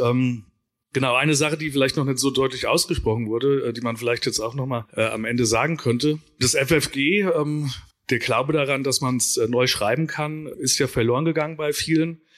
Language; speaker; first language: German; native; German